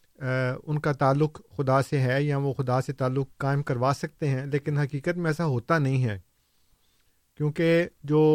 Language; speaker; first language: Urdu; non-native, local second language; Punjabi